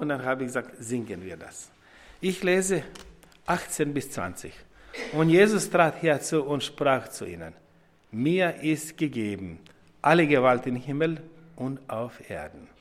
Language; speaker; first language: German; non-native, fluent; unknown